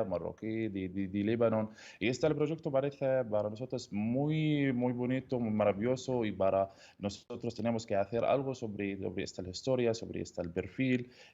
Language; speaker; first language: Spanish; non-native, learner; Arabic